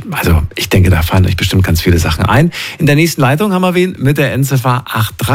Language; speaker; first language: German; native; German